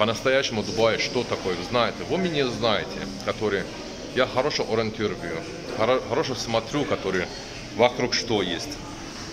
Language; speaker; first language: Russian; non-native, learner; Turkish